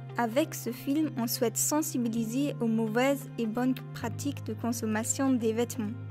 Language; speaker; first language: French; non-native, fluent; German